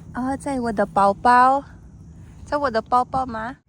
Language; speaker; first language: Chinese; non-native, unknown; Filipino